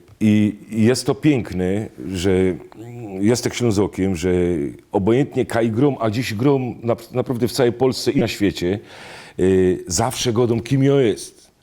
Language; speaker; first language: Polish; native; Polish